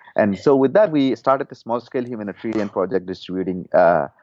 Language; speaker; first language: English; non-native, fluent; Burmese